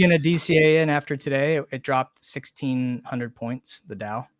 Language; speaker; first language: English; native; English